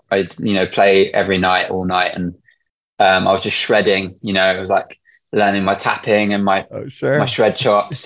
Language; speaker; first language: English; native; English